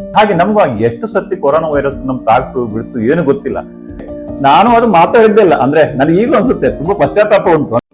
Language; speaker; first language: Kannada; native; Kannada